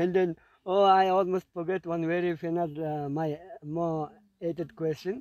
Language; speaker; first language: English; non-native, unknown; Mongolian